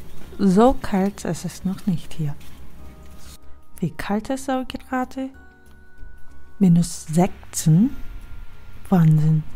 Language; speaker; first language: German; non-native, fluent; Korean